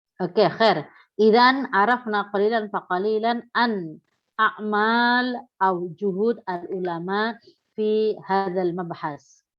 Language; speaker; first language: Arabic; non-native, fluent; Indonesian